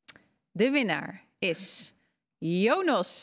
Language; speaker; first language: Dutch; native; Dutch